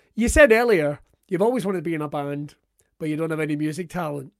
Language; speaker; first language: English; native; English